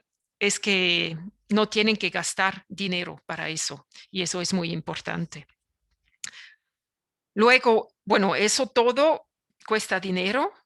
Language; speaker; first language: Spanish; non-native, fluent; French